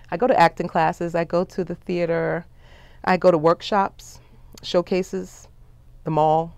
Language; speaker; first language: English; native; English